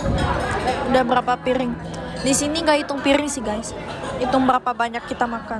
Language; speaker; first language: Indonesian; native; Indonesian